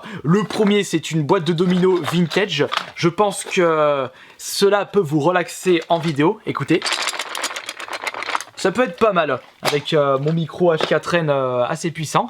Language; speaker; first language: French; native; French